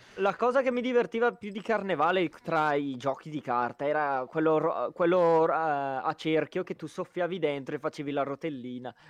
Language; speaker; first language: Italian; native; Italian